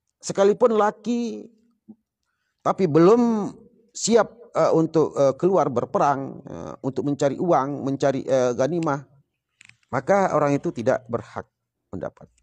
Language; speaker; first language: Indonesian; non-native, local second language; Sasak